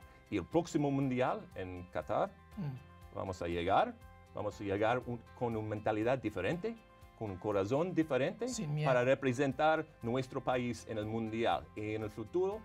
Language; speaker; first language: Spanish; non-native, fluent; English